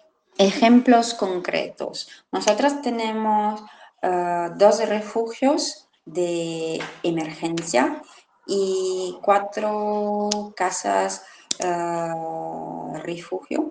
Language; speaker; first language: Spanish; non-native, fluent; Italian